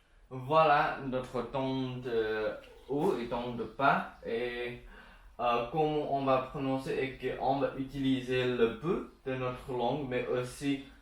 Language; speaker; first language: French; non-native, learner; Chinese